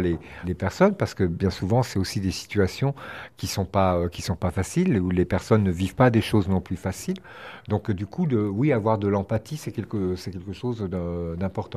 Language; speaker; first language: French; native; French